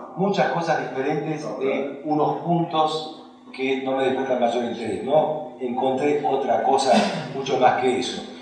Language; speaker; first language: Spanish; early bilingual, other home language; Hungarian